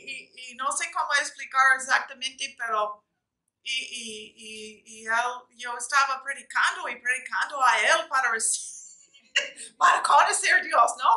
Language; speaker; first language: Spanish; non-native, fluent; English